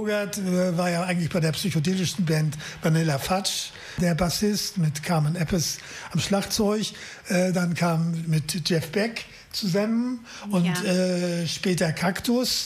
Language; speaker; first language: German; native; German